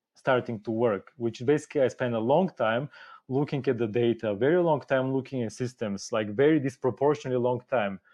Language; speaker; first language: English; non-native, fluent; Bulgarian